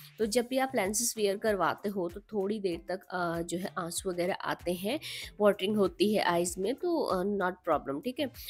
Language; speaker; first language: Hindi; native; Hindi